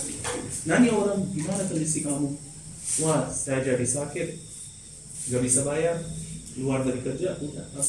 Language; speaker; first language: Indonesian; non-native, fluent; English